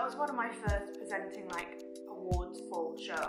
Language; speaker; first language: English; native; English